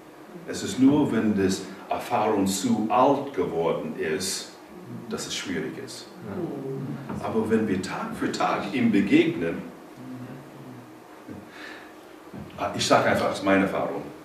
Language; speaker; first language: German; non-native, fluent; English